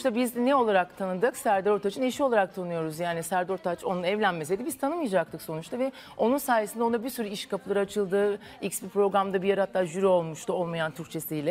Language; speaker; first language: Turkish; native; Turkish